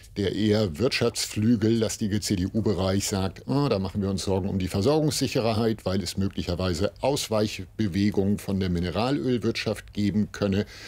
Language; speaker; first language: German; native; German